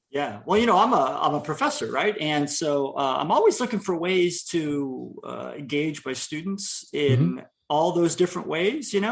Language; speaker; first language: English; native; English